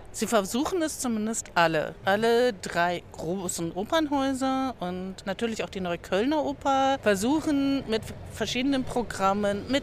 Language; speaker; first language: German; native; German